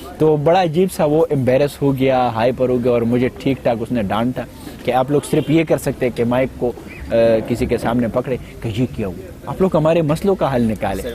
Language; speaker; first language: Urdu; non-native, local second language; Pashto